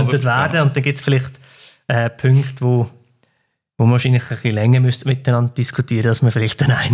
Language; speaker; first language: German; native; German